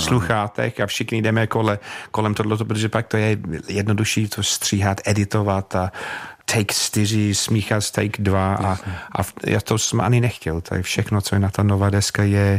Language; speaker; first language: Czech; non-native, fluent; English